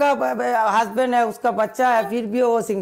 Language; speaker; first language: Hindi; non-native, learner; Bangla